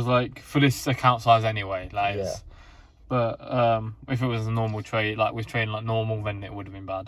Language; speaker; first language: English; native; English